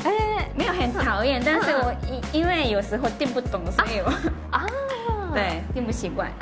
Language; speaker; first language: Chinese; non-native, fluent; Japanese